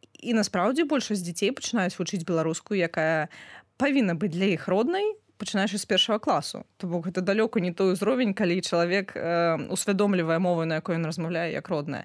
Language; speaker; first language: Belarusian; native; Belarusian